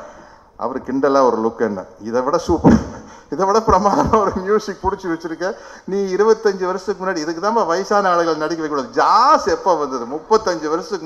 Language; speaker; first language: Tamil; native; Tamil